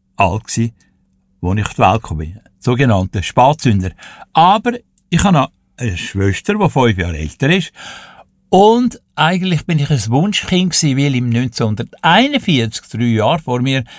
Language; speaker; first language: German; native; German